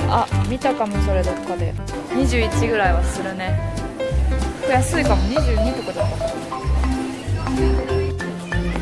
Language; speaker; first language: Japanese; native; Japanese